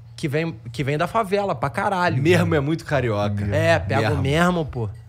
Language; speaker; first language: Portuguese; native; Portuguese